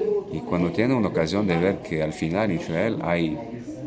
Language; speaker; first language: Spanish; non-native, learner; Hebrew